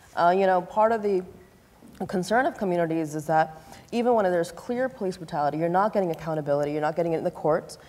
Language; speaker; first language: English; native; English